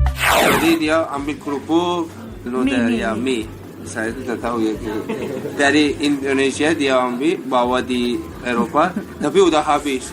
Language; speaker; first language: Indonesian; non-native, learner; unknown